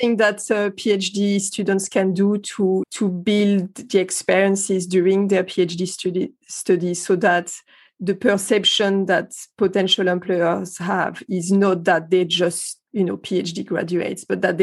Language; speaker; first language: English; non-native, fluent; French